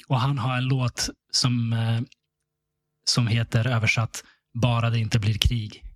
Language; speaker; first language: Swedish; early bilingual, other home language; Russian